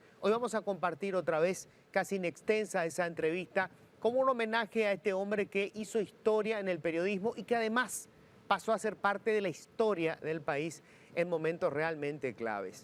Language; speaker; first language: Spanish; native; Spanish